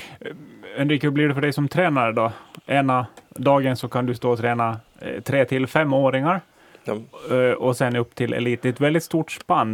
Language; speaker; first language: Swedish; native; Swedish